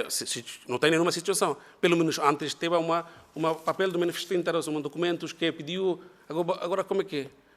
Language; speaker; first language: Portuguese; non-native, learner; Bangla